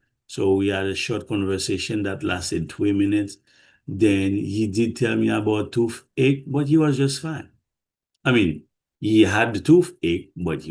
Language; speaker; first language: English; non-native, fluent; Haitian Creole